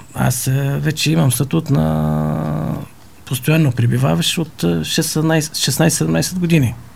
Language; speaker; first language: Bulgarian; non-native, fluent; Arabic